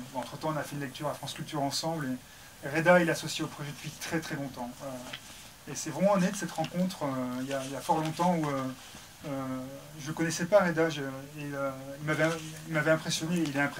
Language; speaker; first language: French; native; French